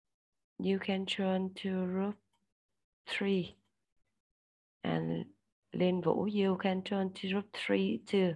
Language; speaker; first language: English; non-native, learner; Vietnamese